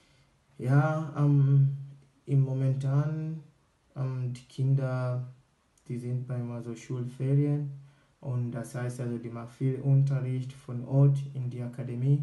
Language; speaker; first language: German; non-native, learner; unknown